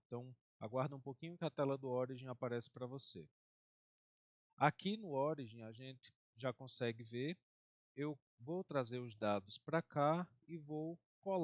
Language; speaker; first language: Portuguese; native; Portuguese